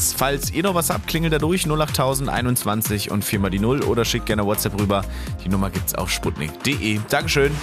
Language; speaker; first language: German; native; German